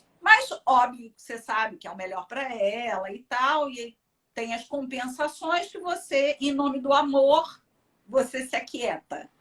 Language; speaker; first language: Portuguese; early bilingual, other home language; Spanish